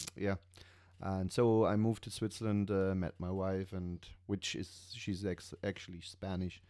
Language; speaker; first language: English; non-native, fluent; German